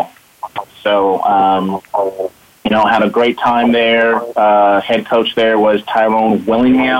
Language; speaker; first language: English; native; English